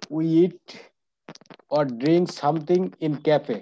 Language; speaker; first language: English; non-native, learner; Bangla